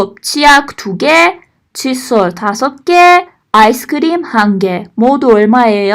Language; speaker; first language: Korean; non-native, fluent; Persian